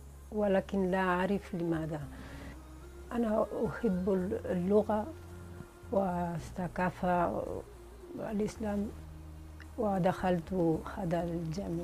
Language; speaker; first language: Arabic; non-native, learner; Spanish